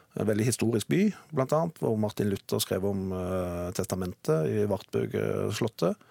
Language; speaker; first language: Norwegian; native; Norwegian